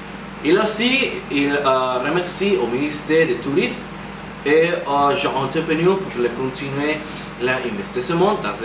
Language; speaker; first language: French; non-native, learner; Spanish